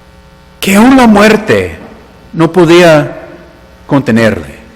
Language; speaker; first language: Spanish; non-native, fluent; English